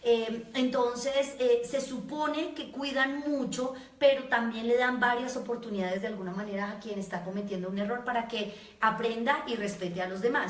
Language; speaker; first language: Spanish; native; Spanish